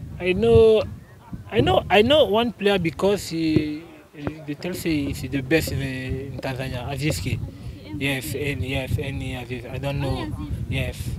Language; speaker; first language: English; non-native, learner; French